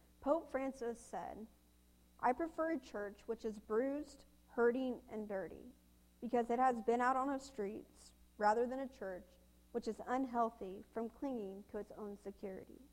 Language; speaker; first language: English; native; English